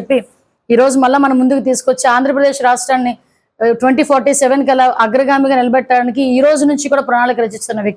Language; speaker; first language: Telugu; native; Telugu